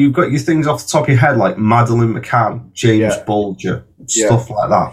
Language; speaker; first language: English; native; English